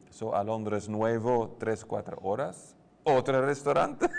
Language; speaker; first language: Spanish; non-native, learner; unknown